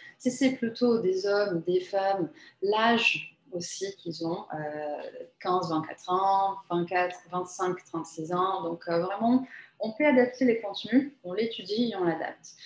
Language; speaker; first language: French; non-native, fluent; Portuguese